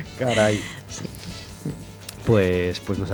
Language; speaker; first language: Spanish; native; Spanish